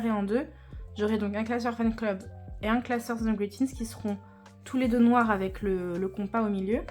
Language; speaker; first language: French; native; French